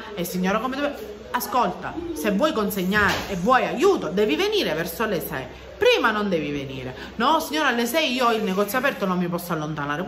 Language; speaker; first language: Italian; early bilingual, other home language; English